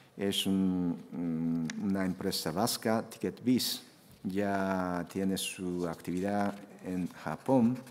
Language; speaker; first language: Spanish; non-native, fluent; Japanese